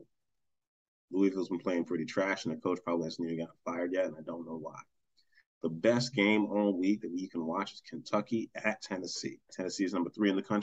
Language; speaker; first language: English; native; English